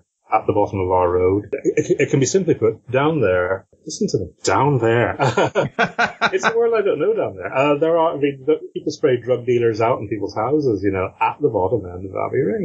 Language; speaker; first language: English; native; English